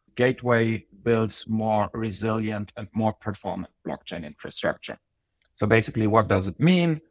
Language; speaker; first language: English; non-native, fluent; Bosnian